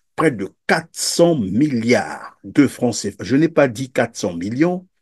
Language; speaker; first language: French; non-native, local second language; Lingala